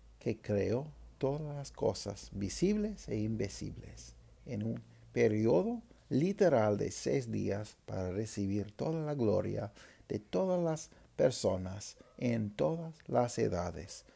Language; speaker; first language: Spanish; non-native, fluent; English